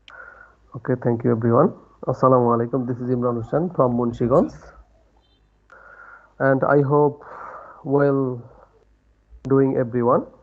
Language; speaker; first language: English; non-native, learner; Bangla